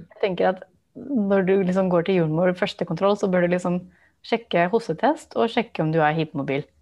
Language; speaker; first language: Norwegian; non-native, fluent; English